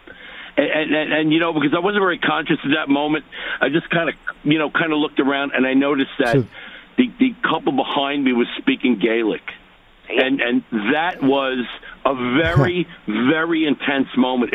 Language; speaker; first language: English; native; English